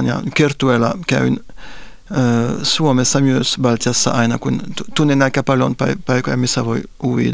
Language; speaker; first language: Finnish; non-native, fluent; French